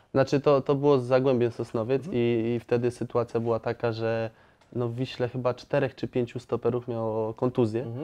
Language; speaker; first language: Polish; early bilingual, other home language; Spanish